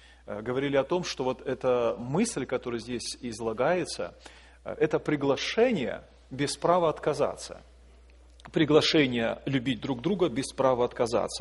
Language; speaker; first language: Russian; native; Russian